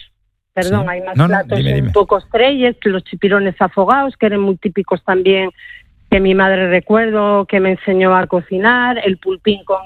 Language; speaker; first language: Spanish; native; Spanish